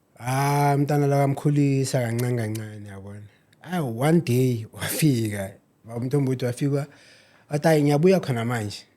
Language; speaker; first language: Zulu; native; Zulu